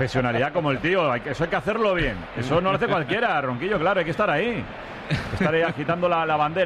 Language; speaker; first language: Spanish; native; Spanish